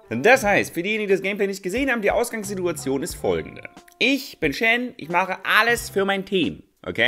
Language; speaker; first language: German; native; German